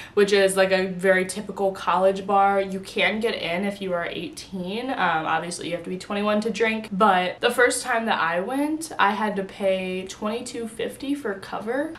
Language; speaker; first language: English; native; English